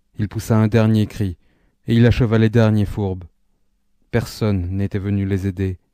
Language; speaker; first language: French; native; French